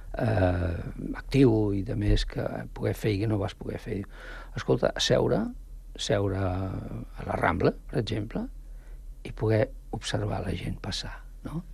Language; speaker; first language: Catalan; non-native, local second language; Spanish